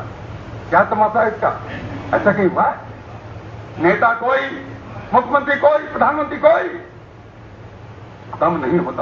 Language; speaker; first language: Hindi; native; Hindi